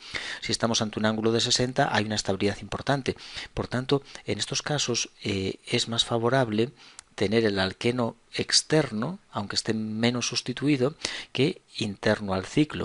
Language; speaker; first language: Spanish; native; Spanish